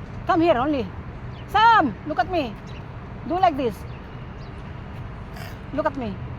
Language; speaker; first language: English; non-native, learner; Filipino